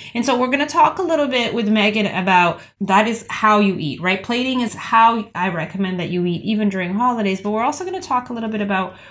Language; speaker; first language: English; native; English